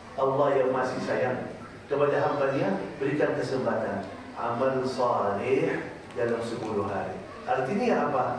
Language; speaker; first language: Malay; non-native, fluent; Arabic